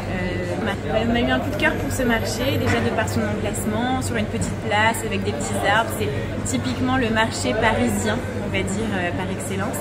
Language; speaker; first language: French; native; French